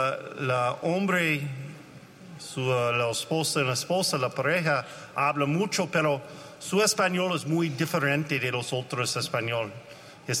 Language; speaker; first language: Spanish; non-native, learner; English